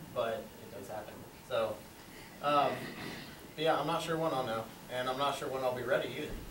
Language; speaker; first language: English; native; English